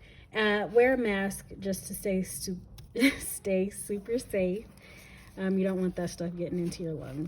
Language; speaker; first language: English; native; English